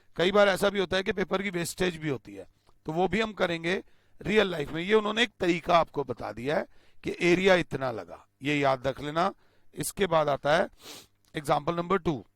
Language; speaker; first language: Hindi; native; Hindi